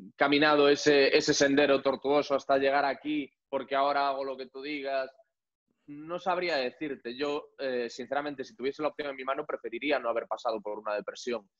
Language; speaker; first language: Spanish; native; Spanish